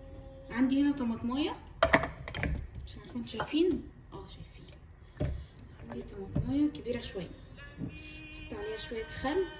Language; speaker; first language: Arabic; native; Arabic